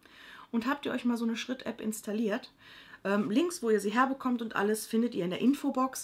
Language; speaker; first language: German; native; German